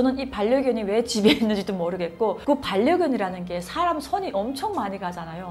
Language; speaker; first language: Korean; native; Korean